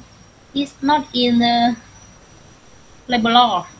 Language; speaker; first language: English; non-native, learner; Vietnamese